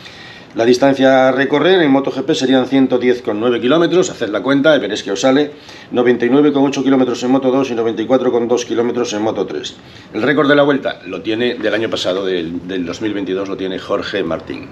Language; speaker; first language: Spanish; native; Spanish